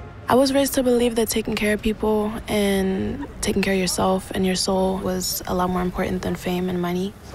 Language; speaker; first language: English; early bilingual, other home language; Spanish